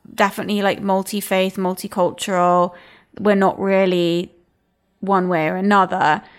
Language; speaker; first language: English; native; English